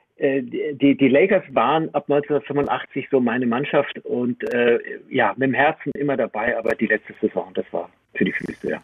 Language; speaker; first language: German; early bilingual, other home language; Romanian